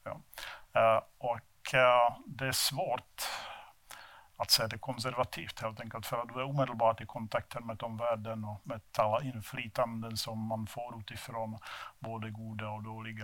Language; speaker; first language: Swedish; non-native, fluent; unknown